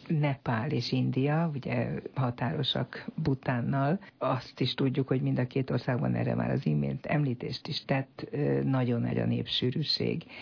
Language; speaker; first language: Hungarian; native; Hungarian